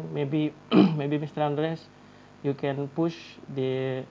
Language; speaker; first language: English; non-native, learner; Indonesian